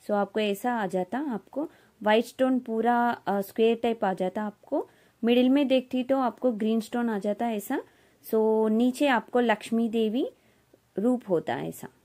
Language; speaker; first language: Hindi; non-native, local second language; Telugu